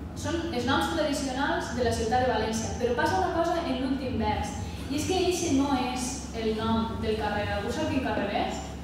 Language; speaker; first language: Catalan; native; Catalan